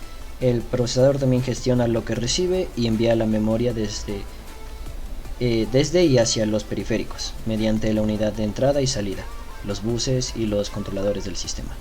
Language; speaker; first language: Spanish; native; Spanish